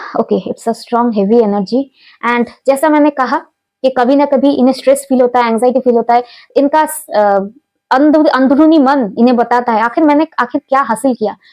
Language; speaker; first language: Hindi; non-native, local second language; Bangla